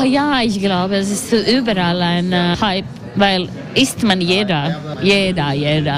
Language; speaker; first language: German; non-native, learner; Latvian